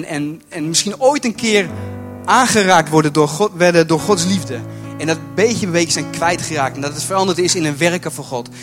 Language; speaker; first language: Dutch; native; Dutch